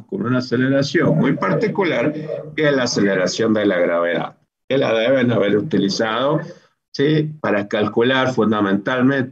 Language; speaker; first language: Spanish; native; Spanish